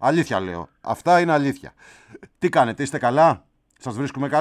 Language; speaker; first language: Greek; native; Greek